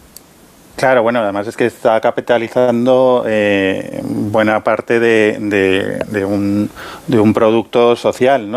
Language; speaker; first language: Spanish; native; Spanish